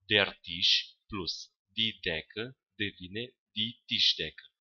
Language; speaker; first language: German; non-native, fluent; Romanian